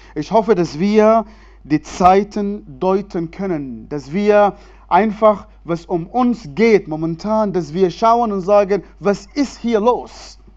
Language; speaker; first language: German; non-native, fluent; Arabic